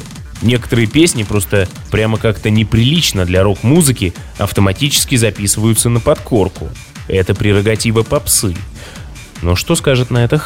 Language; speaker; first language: Russian; native; Russian